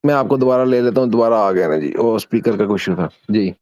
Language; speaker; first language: Urdu; non-native, local second language; Punjabi